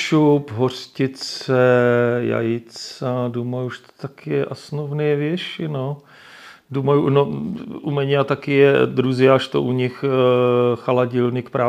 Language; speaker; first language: Russian; non-native, learner; Czech